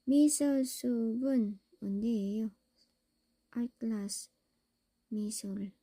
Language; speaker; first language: Korean; non-native, learner; Filipino